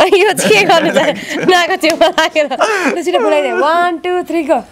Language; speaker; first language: Nepali; native; Nepali